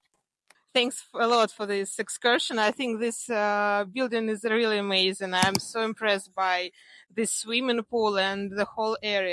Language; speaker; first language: English; non-native, fluent; Russian